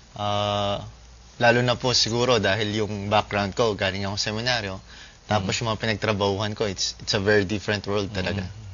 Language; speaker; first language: Filipino; native; Filipino